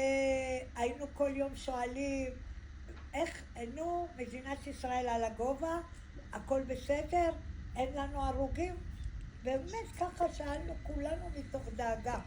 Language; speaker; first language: Hebrew; early bilingual, other home language; Arabic